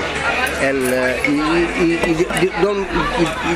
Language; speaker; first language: English; non-native, fluent; Italian